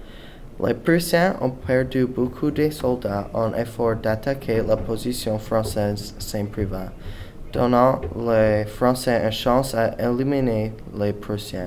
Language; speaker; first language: French; non-native, learner; English